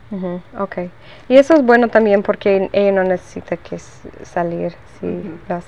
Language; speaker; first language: Spanish; non-native, learner; English